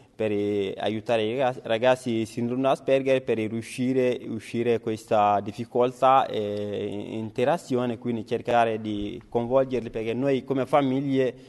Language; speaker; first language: Italian; non-native, learner; Bambara